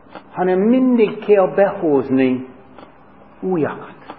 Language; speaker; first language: Hungarian; non-native, fluent; English